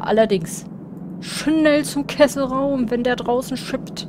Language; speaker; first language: German; native; German